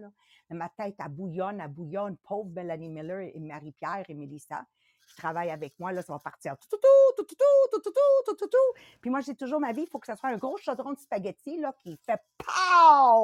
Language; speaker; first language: French; native; French